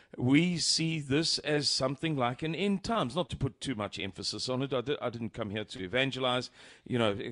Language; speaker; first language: English; native; English